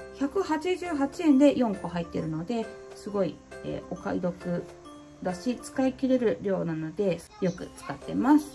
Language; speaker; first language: Japanese; native; Japanese